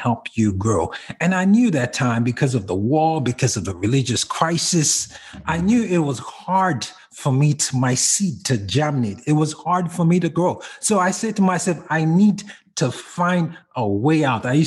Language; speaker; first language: English; non-native, local second language; Yoruba